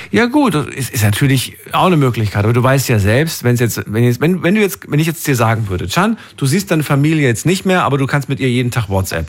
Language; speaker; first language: German; native; German